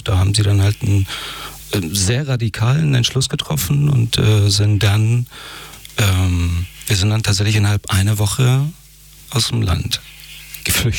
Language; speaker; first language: German; early bilingual, other home language; Persian